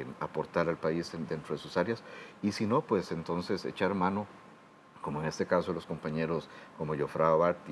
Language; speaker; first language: Spanish; native; Spanish